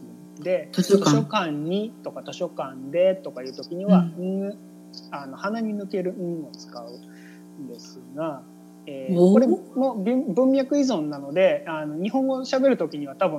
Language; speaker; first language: Japanese; native; Japanese